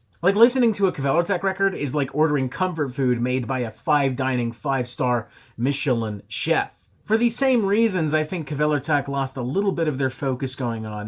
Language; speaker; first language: English; native; English